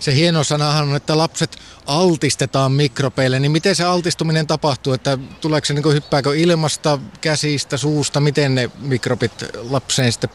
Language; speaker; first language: Finnish; native; Finnish